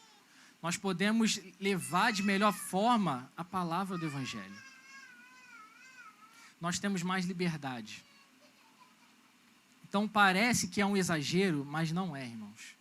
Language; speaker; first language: Portuguese; native; Portuguese